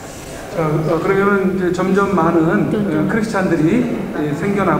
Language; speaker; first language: Korean; native; Korean